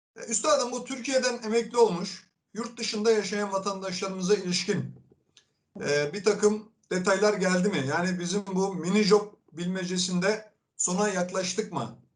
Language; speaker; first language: Turkish; native; Turkish